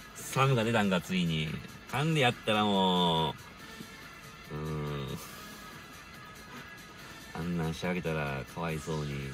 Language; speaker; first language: Japanese; native; Japanese